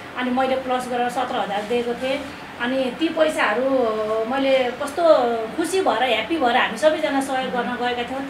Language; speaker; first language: Nepali; native; Nepali